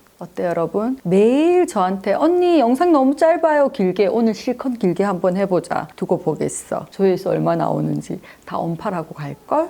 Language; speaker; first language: Korean; native; Korean